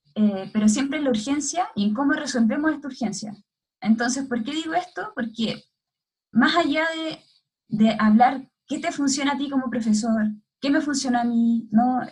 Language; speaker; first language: Spanish; native; Spanish